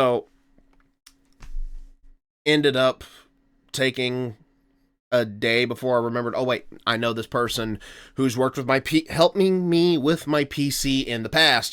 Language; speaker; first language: English; native; English